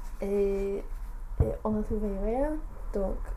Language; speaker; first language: French; non-native, learner; English